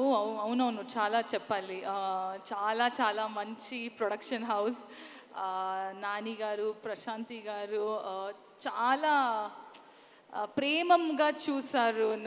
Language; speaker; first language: Telugu; non-native, learner; Kannada